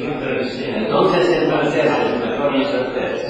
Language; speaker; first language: Spanish; non-native, learner; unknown